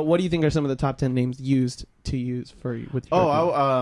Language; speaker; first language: English; native; English